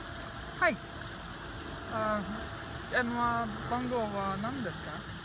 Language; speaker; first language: Japanese; non-native, learner; English